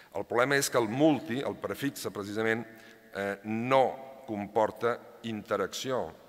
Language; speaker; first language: Catalan; native; Catalan